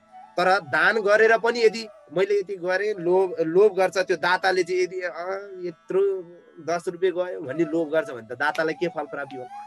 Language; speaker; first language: Nepali; native; Nepali